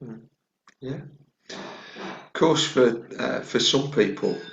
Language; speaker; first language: English; native; English